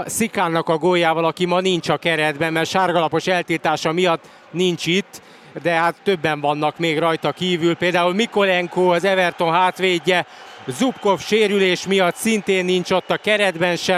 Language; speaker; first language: Hungarian; native; Hungarian